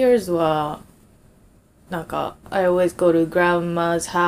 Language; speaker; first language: English; non-native, fluent; Japanese